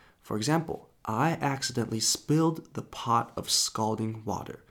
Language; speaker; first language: English; non-native, fluent; Chinese